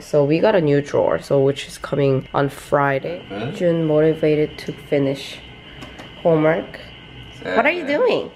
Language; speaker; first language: English; non-native, fluent; Korean